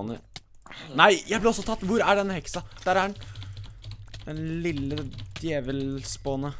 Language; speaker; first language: Norwegian; native; Norwegian